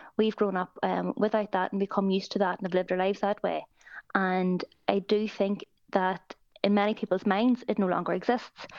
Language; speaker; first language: English; native; English